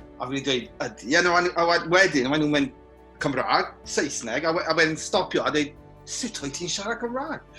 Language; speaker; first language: Welsh; non-native, local second language; English